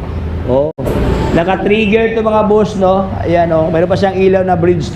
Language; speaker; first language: Filipino; native; Filipino